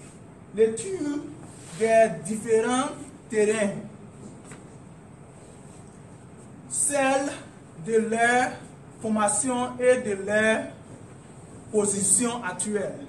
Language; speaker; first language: French; non-native, learner; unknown